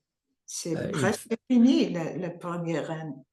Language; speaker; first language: French; non-native, learner; English